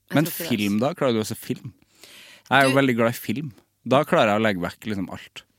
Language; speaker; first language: Norwegian; native; Norwegian